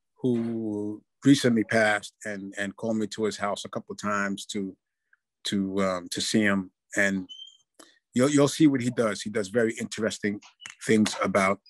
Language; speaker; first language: English; native; English